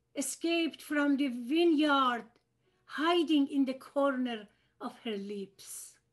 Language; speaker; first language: English; non-native, fluent; Persian